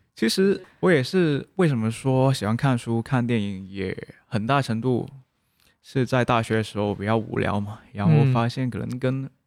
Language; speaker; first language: Chinese; non-native, local second language; Cantonese